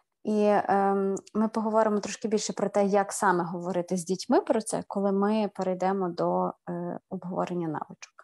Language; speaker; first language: Ukrainian; native; Ukrainian